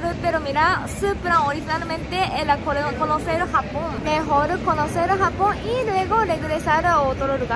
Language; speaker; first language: Spanish; non-native, learner; Japanese